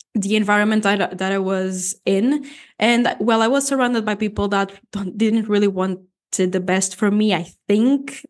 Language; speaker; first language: English; non-native, fluent; Portuguese